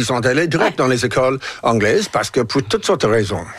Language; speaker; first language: French; non-native, fluent; English